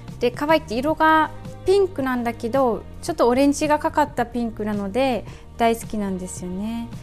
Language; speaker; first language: Japanese; non-native, fluent; English